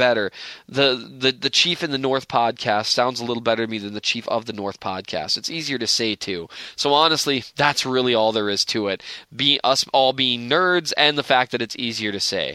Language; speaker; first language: English; native; English